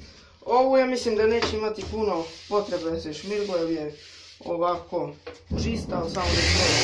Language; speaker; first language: Serbian; native; Serbian